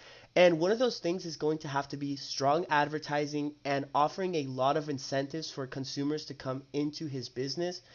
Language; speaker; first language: English; native; English